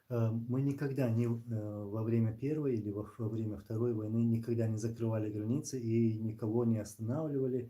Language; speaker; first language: Russian; non-native, local second language; Chechen